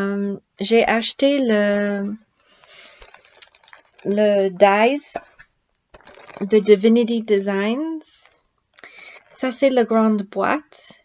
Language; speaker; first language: French; non-native, learner; English